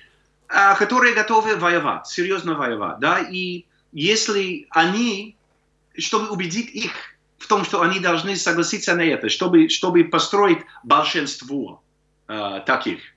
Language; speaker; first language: Russian; non-native, fluent; English